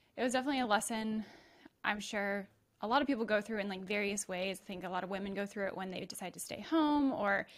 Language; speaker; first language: English; native; English